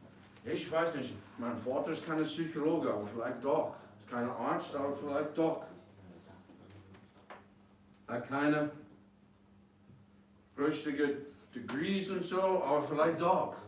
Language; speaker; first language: German; non-native, fluent; English